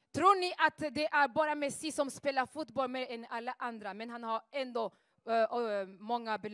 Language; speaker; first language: Swedish; non-native, fluent; Rundi